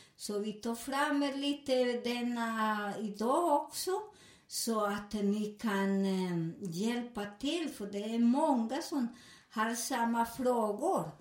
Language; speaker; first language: Swedish; non-native, learner; Spanish